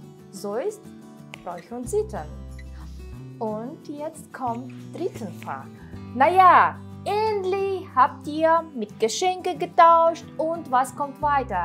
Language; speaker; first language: German; non-native, fluent; Russian